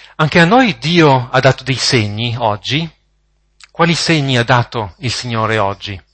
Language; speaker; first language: Italian; non-native, fluent; French